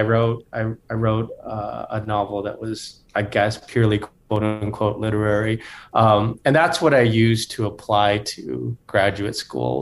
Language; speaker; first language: English; native; English